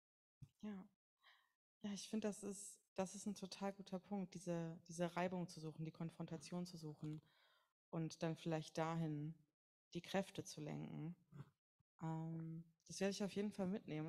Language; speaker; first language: German; native; German